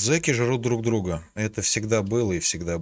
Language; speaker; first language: Russian; native; Russian